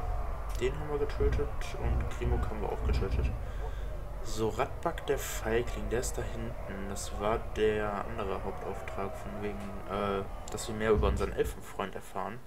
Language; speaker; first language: German; native; German